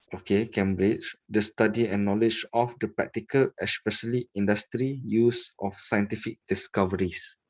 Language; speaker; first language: English; non-native, local second language; Malay